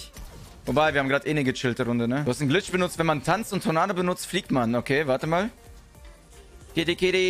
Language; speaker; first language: German; native; German